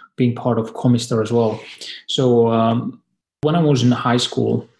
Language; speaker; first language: English; non-native, fluent; Estonian